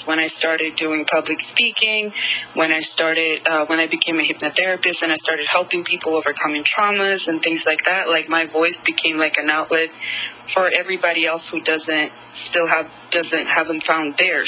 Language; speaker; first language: English; non-native, fluent; Russian